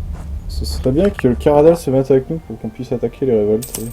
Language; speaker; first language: French; native; French